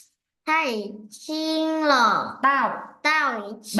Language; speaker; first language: Chinese; non-native, learner; Vietnamese